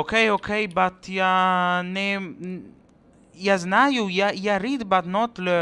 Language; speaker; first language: English; non-native, learner; Italian